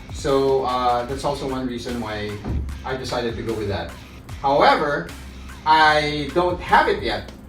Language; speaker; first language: English; non-native, local second language; Filipino